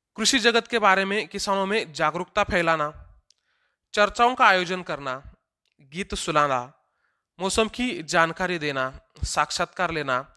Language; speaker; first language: Hindi; non-native, local second language; Marathi